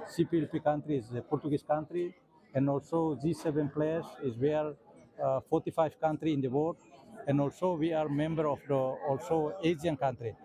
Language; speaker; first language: English; non-native, learner; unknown